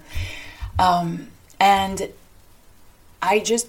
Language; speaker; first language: English; non-native, fluent; French